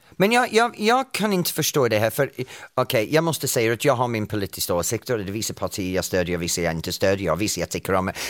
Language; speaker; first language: Swedish; non-native, fluent; English